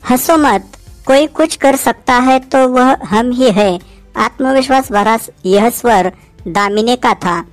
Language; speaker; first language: Hindi; non-native, local second language; Marathi